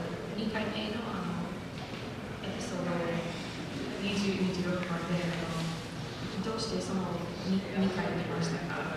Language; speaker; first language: Japanese; non-native, fluent; English